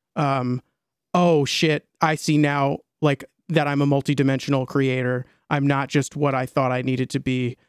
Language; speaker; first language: English; native; English